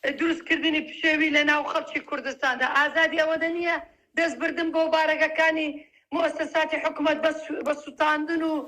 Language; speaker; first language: Central Kurdish; non-native, local second language; Turkmen